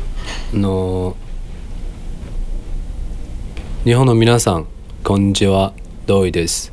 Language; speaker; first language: Japanese; non-native, learner; Chinese